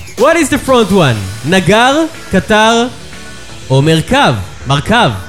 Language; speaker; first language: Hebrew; native; Hebrew